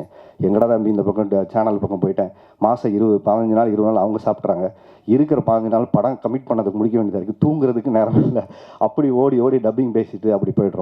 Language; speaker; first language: Tamil; native; Tamil